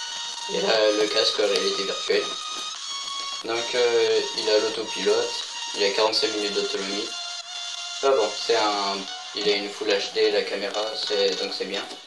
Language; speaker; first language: French; native; French